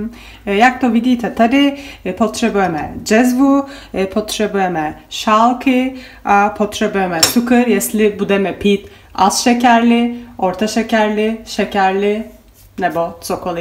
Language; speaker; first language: Czech; non-native, fluent; Turkish